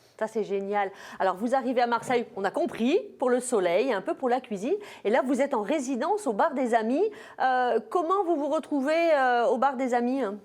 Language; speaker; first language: French; native; French